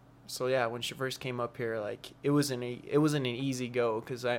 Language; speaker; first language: English; early bilingual, other home language; Spanish